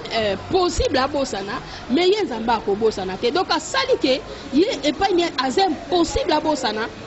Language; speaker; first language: Lingala; native; Lingala